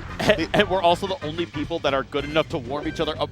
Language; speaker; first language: English; native; English